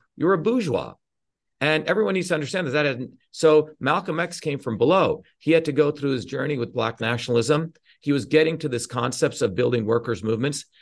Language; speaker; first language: English; early bilingual, other home language; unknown